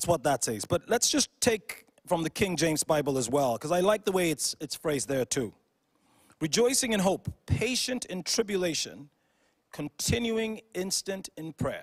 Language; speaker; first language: English; non-native, local second language; Ganda